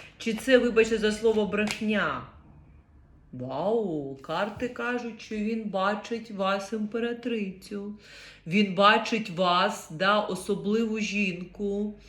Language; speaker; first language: Ukrainian; non-native, local second language; Russian